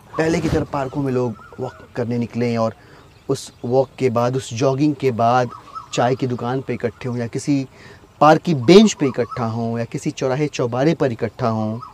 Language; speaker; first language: Hindi; native; Hindi